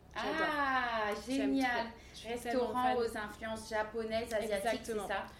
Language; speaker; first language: French; native; French